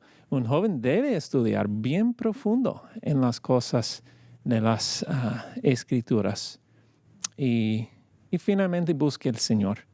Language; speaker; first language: Spanish; non-native, fluent; English